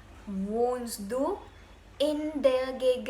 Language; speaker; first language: German; non-native, learner; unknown